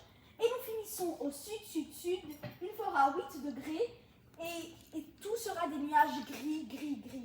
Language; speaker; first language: French; non-native, local second language; Arabic